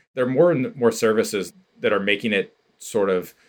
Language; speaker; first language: English; native; English